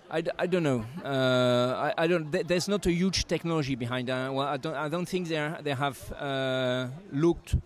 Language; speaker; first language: English; non-native, fluent; French